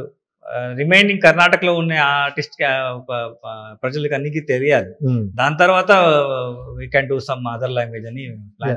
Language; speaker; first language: Telugu; non-native, learner; Kannada